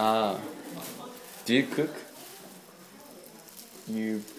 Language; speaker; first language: English; non-native, learner; Japanese